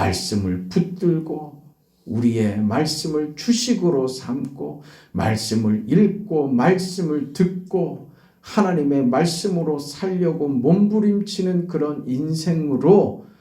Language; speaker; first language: Korean; native; Korean